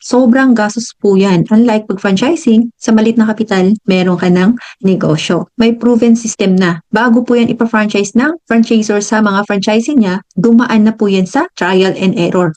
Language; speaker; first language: Filipino; non-native, local second language; Hiligaynon